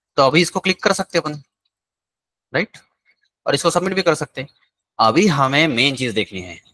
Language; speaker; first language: Hindi; non-native, local second language; Marathi